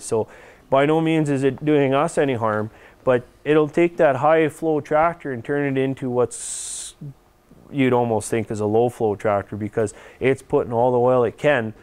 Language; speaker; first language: English; native; English